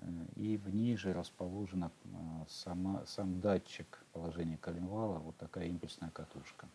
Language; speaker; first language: Russian; native; Russian